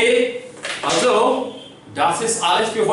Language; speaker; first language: German; non-native, learner; Hindi